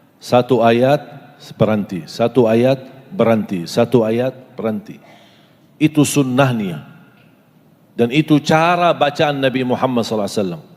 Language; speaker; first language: Indonesian; non-native, fluent; Arabic